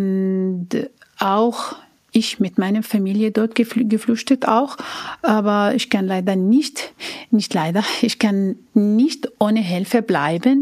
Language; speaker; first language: German; non-native, learner; Arabic